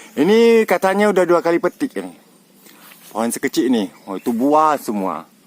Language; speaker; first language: Malay; non-native, local second language; Achinese